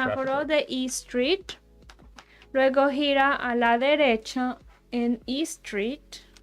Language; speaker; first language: Spanish; early bilingual, heritage; Spanish